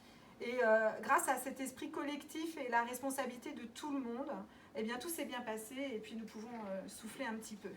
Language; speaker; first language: French; native; French